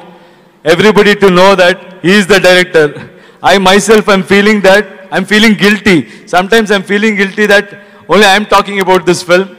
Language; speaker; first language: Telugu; non-native, learner; Kannada